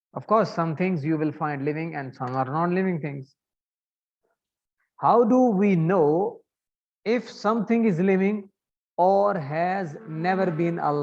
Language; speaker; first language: English; non-native, learner; Arabic